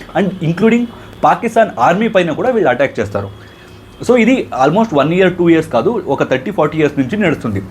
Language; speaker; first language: Telugu; non-native, local second language; Kannada